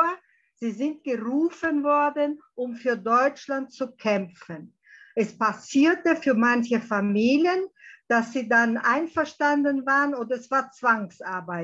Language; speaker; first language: German; early bilingual, heritage; German